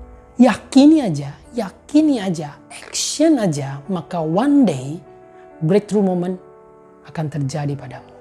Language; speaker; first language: Indonesian; native; Indonesian